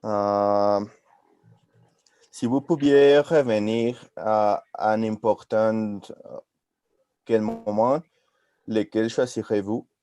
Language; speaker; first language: French; non-native, learner; Spanish